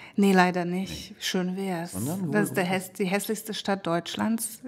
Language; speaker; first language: German; non-native, fluent; Hungarian